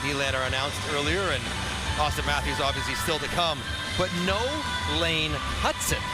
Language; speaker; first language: English; native; English